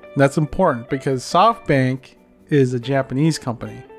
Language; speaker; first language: English; native; English